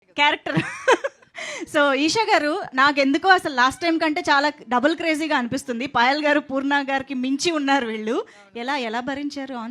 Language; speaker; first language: Telugu; native; Telugu